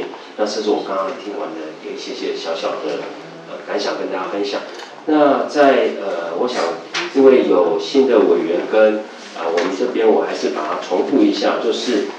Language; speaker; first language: Chinese; native; Chinese